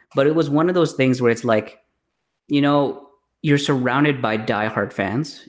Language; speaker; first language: English; early bilingual, other home language; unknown